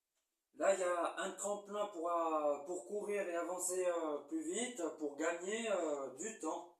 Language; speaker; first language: French; native; French